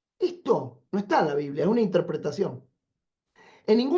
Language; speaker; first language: Spanish; native; Spanish